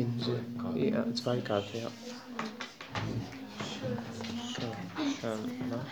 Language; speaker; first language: German; non-native, learner; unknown